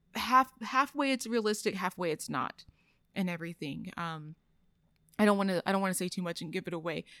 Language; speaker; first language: English; native; English